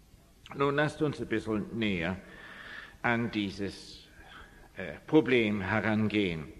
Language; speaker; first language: German; non-native, fluent; English